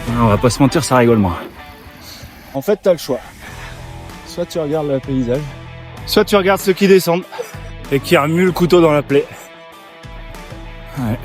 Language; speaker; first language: French; native; French